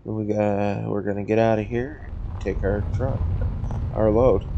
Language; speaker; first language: English; native; English